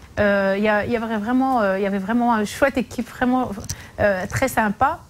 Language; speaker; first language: French; non-native, local second language; Arabic